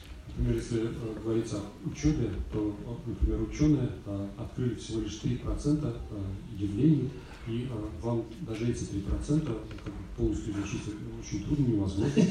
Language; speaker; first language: Russian; native; Russian